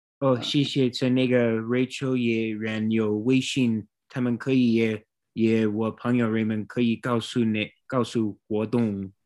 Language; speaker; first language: Chinese; non-native, learner; English